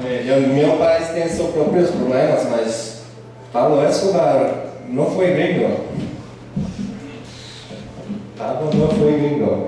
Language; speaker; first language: Portuguese; non-native, learner; English